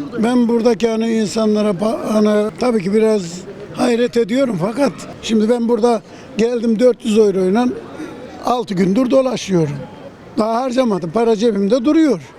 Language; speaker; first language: Turkish; native; Turkish